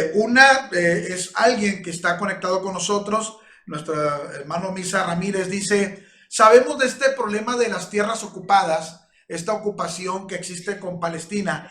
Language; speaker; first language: Spanish; native; Spanish